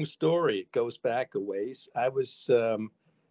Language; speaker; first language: English; non-native, fluent; German